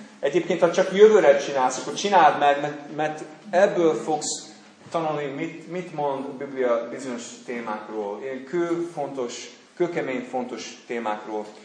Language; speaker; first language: Hungarian; non-native, fluent; English